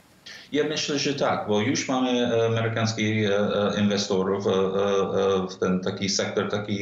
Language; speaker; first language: Polish; non-native, fluent; English